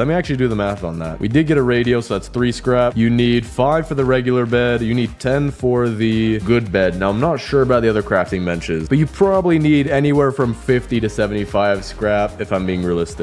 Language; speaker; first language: English; native; English